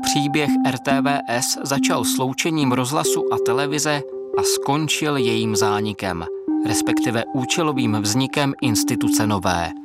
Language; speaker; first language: Czech; native; Czech